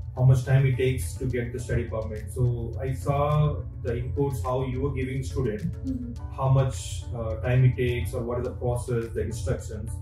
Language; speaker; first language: English; non-native, local second language; Telugu